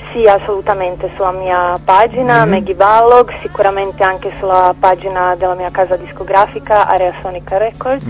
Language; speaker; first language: Italian; non-native, fluent; Croatian